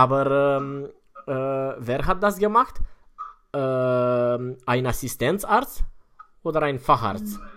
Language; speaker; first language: German; non-native, fluent; Romanian